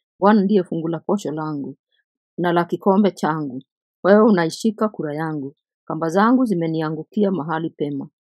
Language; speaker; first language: Swahili; non-native, local second language; Kikuyu